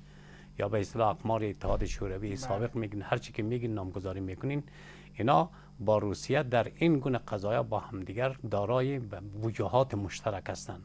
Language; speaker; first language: Persian; native; Persian